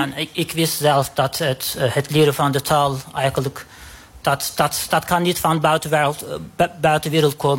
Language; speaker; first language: Dutch; non-native, fluent; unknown